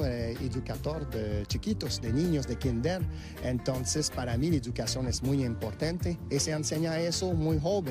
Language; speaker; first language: Spanish; non-native, fluent; French